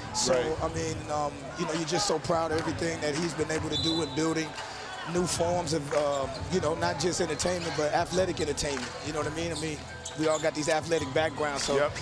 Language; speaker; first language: English; native; English